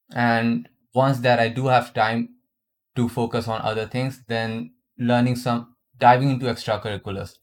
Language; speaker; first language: English; non-native, local second language; Hindi